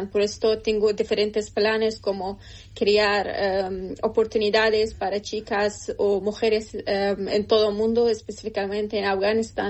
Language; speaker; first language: Spanish; non-native, learner; Persian